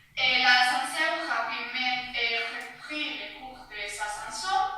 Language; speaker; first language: French; non-native, learner; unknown